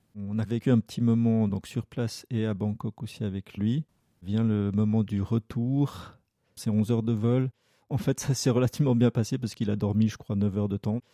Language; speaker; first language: French; native; French